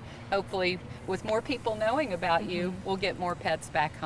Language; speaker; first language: English; native; English